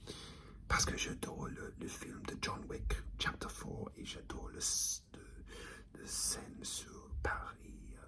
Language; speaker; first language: French; non-native, learner; English